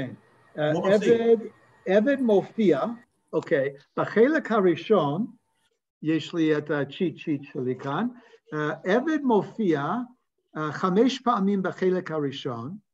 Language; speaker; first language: Hebrew; non-native, fluent; English